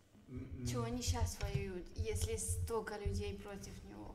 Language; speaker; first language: Russian; early bilingual, heritage; Russian